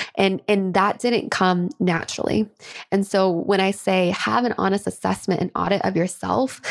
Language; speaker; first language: English; native; English